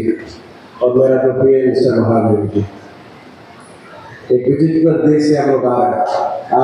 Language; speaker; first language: Hindi; non-native, local second language; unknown